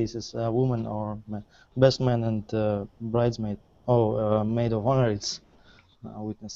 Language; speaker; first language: English; non-native, learner; Russian